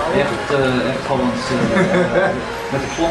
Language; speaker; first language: Dutch; early bilingual, heritage; English